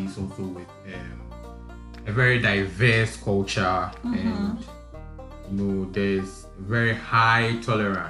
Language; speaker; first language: English; non-native, local second language; Akan